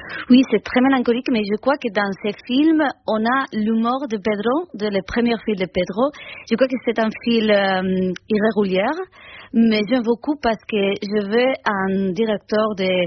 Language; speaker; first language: French; non-native, fluent; Spanish